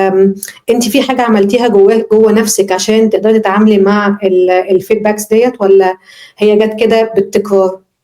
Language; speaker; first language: Arabic; native; Arabic